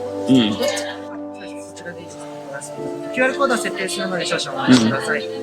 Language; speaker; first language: Japanese; native; Japanese